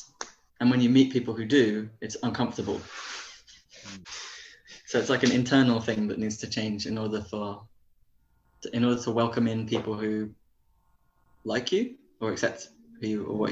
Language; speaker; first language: English; native; English